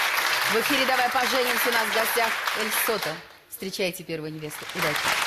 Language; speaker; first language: Russian; native; Russian